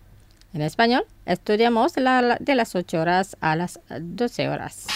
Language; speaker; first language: Spanish; non-native, fluent; Indonesian